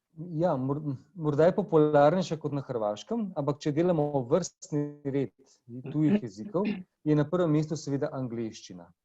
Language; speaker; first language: Slovenian; native; Slovenian